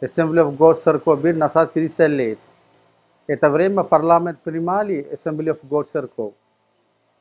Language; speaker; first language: Russian; non-native, learner; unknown